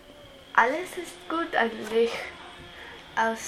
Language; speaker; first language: German; early bilingual, other home language; Croatian